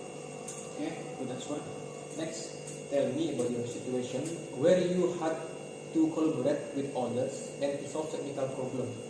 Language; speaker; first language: English; non-native, learner; Indonesian